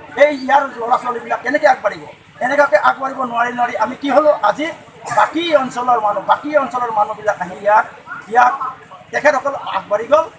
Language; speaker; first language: Assamese; non-native, local second language; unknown